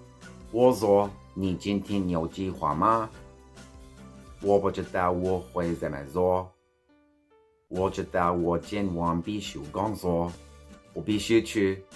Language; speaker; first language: Chinese; non-native, learner; English